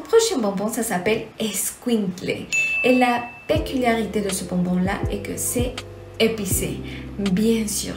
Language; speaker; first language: French; non-native, fluent; Spanish